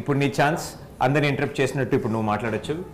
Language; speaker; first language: Telugu; native; Telugu